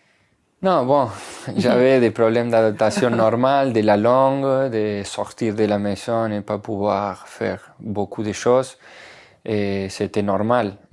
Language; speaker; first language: French; non-native, fluent; Spanish